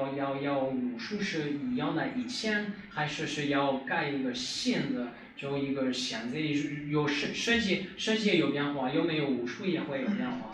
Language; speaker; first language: Chinese; non-native, learner; French